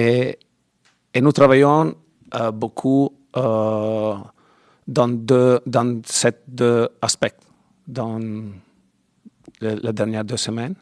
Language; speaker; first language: French; non-native, learner; Italian